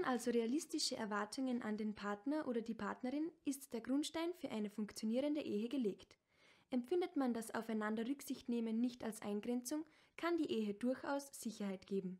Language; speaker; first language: German; native; German